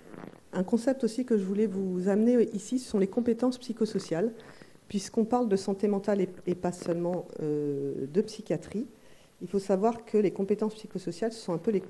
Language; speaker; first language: French; native; French